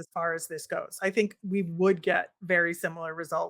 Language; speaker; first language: English; native; English